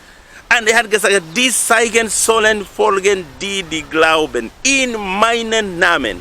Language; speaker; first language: German; non-native, learner; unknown